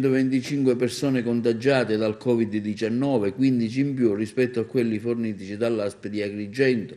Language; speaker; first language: Italian; native; Italian